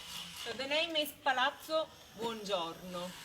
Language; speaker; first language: English; non-native, fluent; Italian